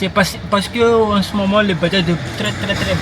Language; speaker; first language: French; non-native, local second language; Malagasy